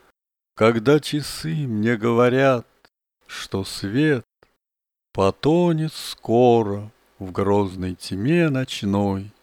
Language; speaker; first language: Russian; native; Russian